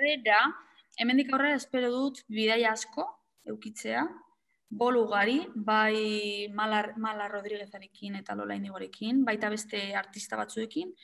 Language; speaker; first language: Basque; non-native, local second language; Spanish